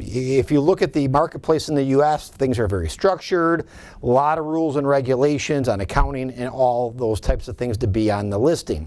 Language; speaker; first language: English; native; English